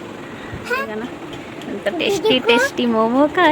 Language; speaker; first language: Hindi; non-native, local second language; Bangla